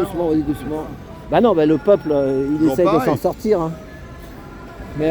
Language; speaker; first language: French; native; French